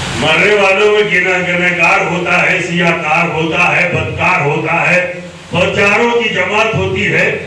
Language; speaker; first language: Urdu; native; Urdu